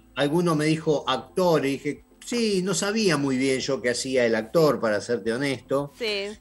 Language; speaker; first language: Spanish; native; Spanish